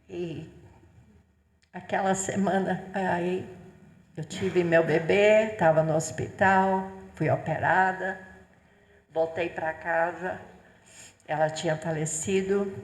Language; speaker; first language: Portuguese; non-native, fluent; English